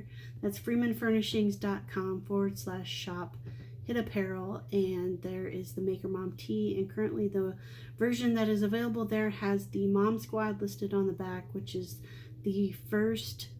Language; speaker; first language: English; native; English